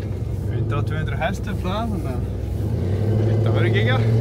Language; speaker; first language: Icelandic; native; Icelandic